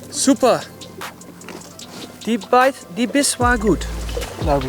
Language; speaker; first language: German; non-native, learner; Dutch